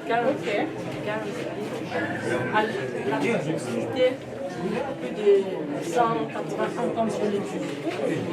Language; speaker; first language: French; non-native, local second language; Lingala